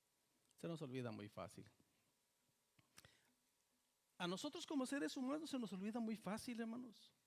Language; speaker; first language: Spanish; native; Spanish